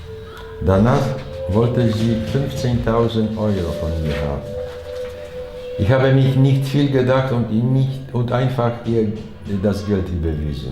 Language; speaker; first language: German; non-native, learner; Chinese